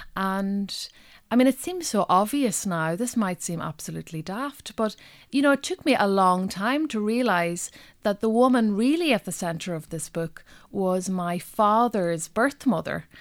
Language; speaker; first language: English; non-native, local second language; Irish